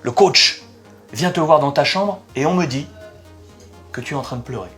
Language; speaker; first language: French; native; French